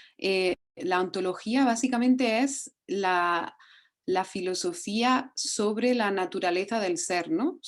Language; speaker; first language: Spanish; native; Spanish